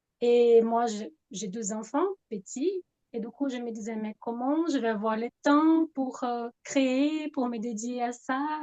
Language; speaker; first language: French; non-native, fluent; Portuguese